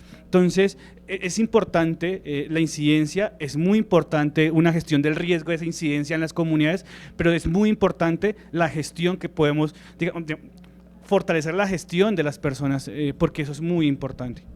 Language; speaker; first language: Spanish; native; Spanish